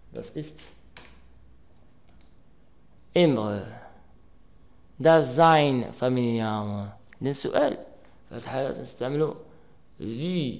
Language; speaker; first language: German; non-native, learner; Arabic